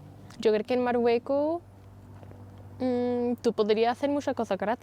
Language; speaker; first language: Spanish; non-native, fluent; English